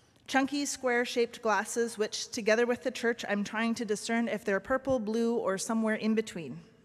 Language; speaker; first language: English; native; English